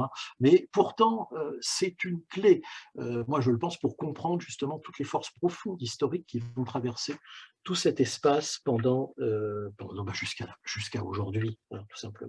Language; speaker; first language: French; native; French